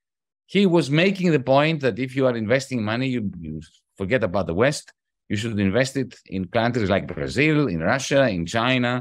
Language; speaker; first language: English; non-native, fluent; Greek